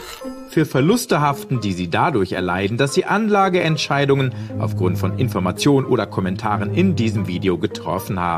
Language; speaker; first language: German; native; German